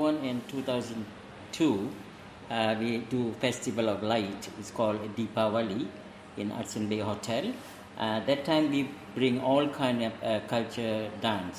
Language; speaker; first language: English; non-native, local second language; Tamil